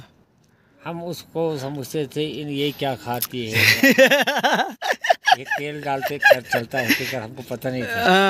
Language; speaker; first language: Hindi; non-native, local second language; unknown